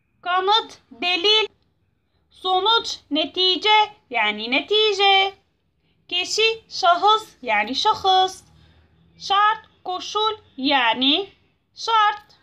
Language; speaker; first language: Turkish; non-native, learner; Arabic